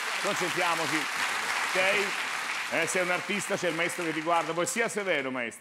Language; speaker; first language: Italian; native; Italian